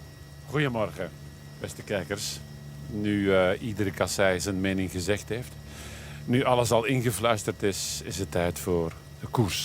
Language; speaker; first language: Dutch; native; Dutch